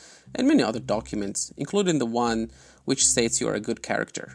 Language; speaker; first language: English; non-native, fluent; Arabic